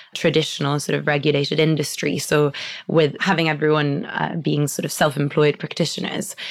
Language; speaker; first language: English; non-native, fluent; Italian